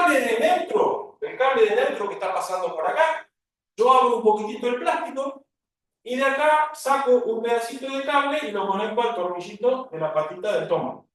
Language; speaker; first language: Spanish; native; Spanish